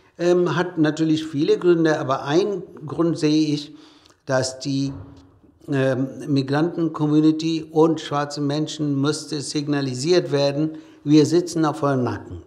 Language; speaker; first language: German; non-native, fluent; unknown